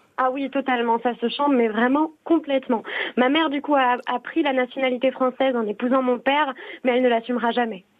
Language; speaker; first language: French; native; French